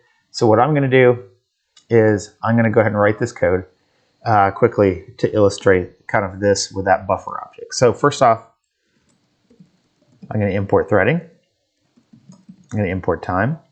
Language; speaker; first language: English; native; English